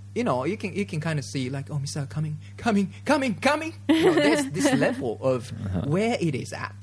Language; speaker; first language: English; non-native, fluent; Japanese